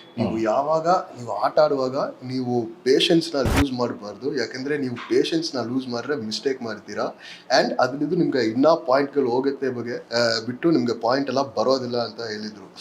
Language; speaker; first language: Kannada; non-native, local second language; English